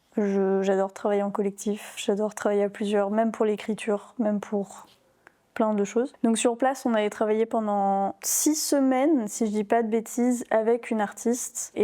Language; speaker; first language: French; native; French